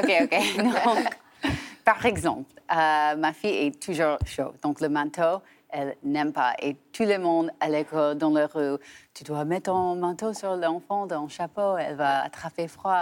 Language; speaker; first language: French; non-native, learner; English